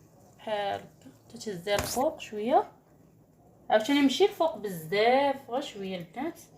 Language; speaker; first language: Arabic; native; Arabic